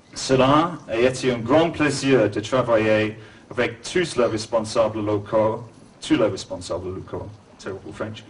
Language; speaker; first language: French; non-native, learner; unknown